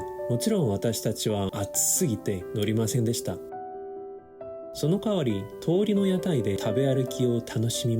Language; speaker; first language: Japanese; non-native, learner; Korean